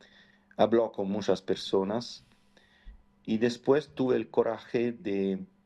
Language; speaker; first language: Spanish; non-native, fluent; Italian